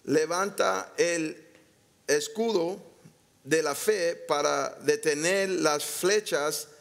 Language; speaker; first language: Spanish; non-native, learner; English